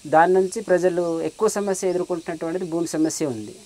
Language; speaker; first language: Telugu; native; Telugu